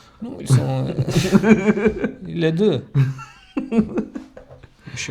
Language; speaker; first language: French; non-native, fluent; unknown